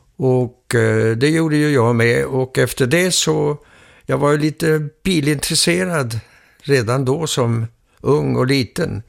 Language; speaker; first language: Swedish; early bilingual, heritage; Danish